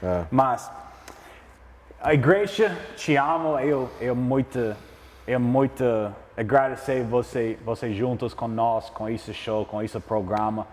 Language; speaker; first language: Portuguese; non-native, learner; English